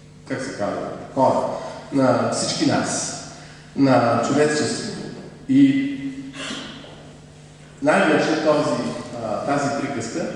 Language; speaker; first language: Bulgarian; non-native, fluent; French